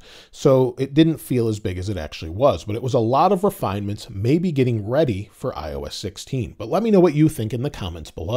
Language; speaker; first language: English; native; English